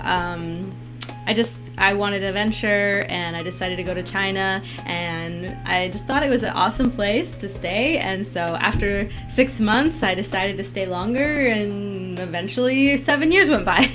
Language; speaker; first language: English; native; English